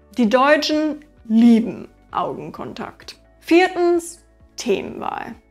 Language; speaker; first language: German; non-native, fluent; English